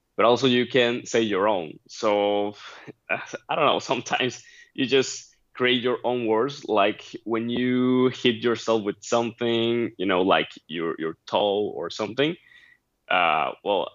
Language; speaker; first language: English; non-native, fluent; Spanish